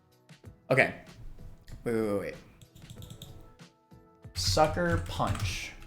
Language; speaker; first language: English; native; English